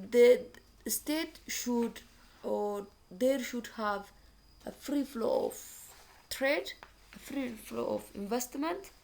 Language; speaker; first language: English; non-native, local second language; Amharic